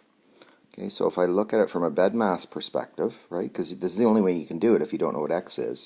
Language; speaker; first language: English; native; English